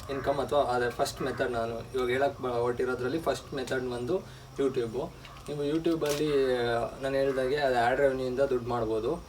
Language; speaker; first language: Kannada; native; Kannada